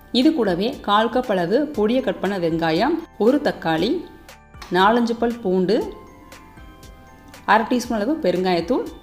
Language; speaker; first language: Tamil; native; Tamil